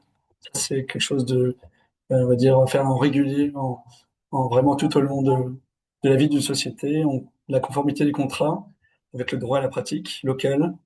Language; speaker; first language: French; native; French